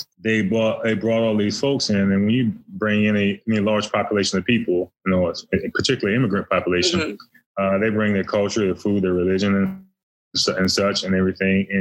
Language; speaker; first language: English; native; English